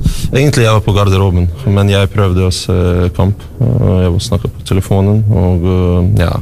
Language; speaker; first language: Norwegian; non-native, learner; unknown